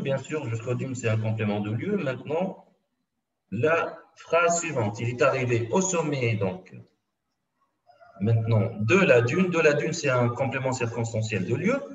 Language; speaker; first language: French; non-native, local second language; Arabic